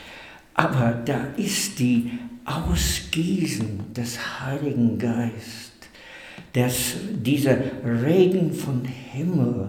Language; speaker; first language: German; non-native, fluent; English